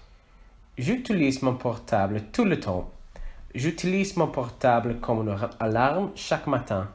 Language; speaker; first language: French; non-native, learner; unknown